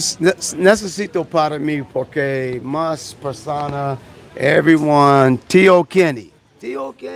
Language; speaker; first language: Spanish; non-native, learner; English